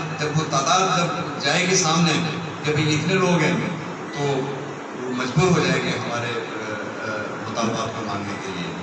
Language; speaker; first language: Urdu; non-native, local second language; Sindhi